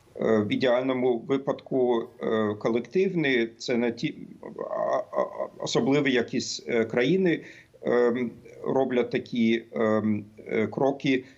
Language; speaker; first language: Ukrainian; non-native, fluent; German